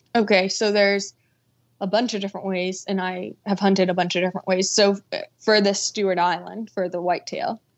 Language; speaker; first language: English; native; English